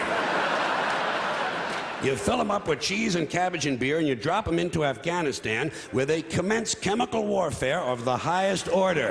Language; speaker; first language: English; native; English